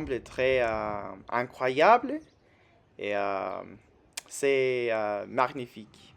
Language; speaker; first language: French; non-native, fluent; Spanish